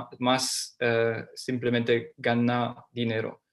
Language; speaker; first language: Spanish; non-native, fluent; German